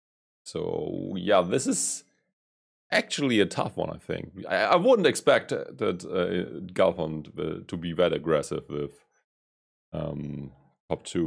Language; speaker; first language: English; non-native, fluent; German